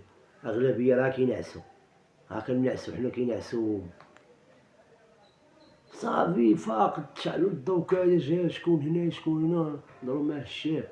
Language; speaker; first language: Arabic; native; Arabic